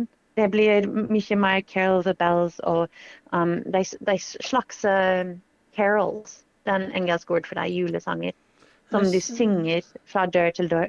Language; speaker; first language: Norwegian; non-native, fluent; English